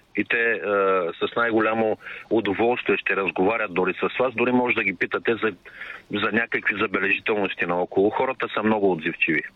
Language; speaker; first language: Bulgarian; non-native, local second language; Turkish